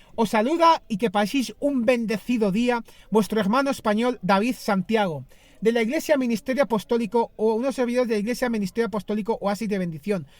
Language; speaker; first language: Spanish; non-native, fluent; Greek